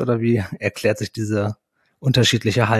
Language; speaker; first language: German; native; German